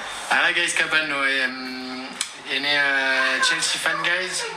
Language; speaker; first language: Amharic; non-native, learner; English